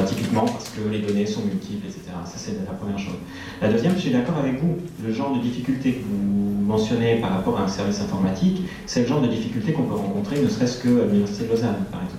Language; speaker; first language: French; native; French